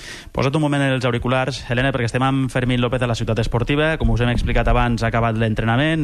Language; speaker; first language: Catalan; native; Catalan